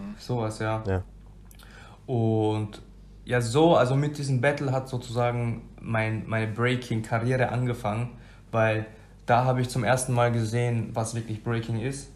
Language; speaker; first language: German; early bilingual, other home language; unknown